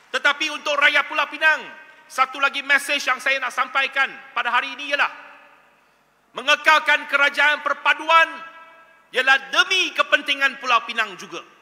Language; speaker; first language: Malay; non-native, local second language; Chinese